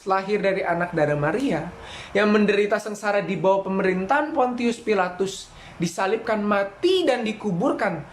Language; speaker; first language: Indonesian; native; Indonesian